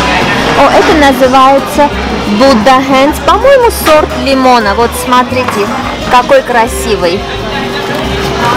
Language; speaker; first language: Russian; non-native, local second language; Armenian